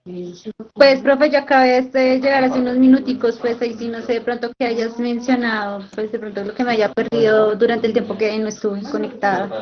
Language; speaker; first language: Spanish; native; Spanish